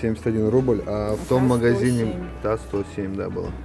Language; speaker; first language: Russian; native; Russian